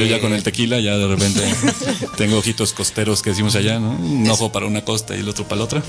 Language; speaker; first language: Spanish; native; Spanish